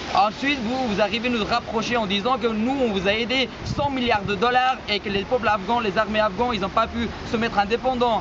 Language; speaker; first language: French; non-native, fluent; Persian